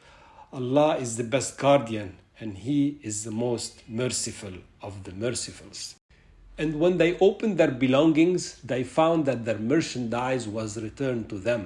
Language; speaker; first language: English; non-native, fluent; Arabic